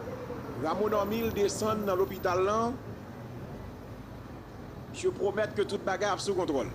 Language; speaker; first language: French; non-native, local second language; Haitian Creole